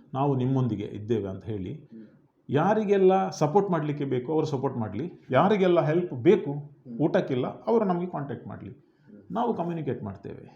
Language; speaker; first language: Kannada; non-native, local second language; Konkani